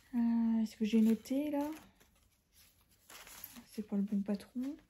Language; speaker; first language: French; native; French